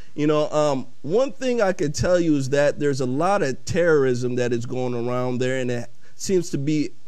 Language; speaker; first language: English; early bilingual, other home language; Akan